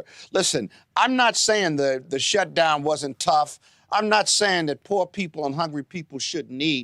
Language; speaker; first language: English; native; English